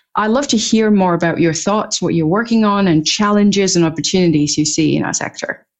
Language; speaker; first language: English; non-native, local second language; Cantonese